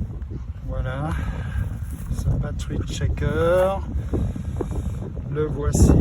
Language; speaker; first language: French; native; French